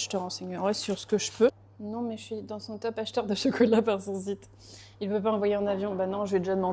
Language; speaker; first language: French; native; French